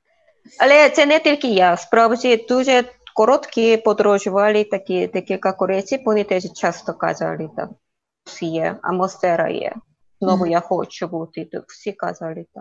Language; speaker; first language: Ukrainian; non-native, learner; Korean